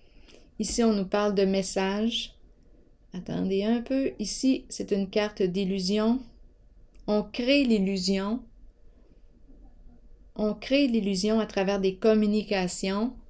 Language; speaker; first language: French; native; French